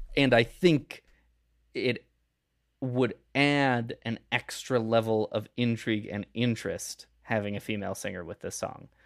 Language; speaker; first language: English; native; English